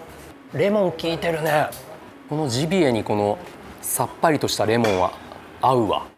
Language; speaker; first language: Japanese; native; Japanese